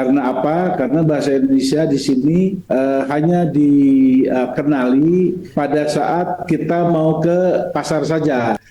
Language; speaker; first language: Indonesian; native; Indonesian